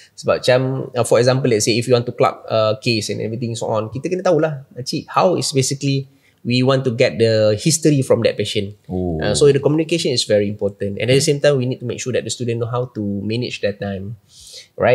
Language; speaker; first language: English; non-native, local second language; Malay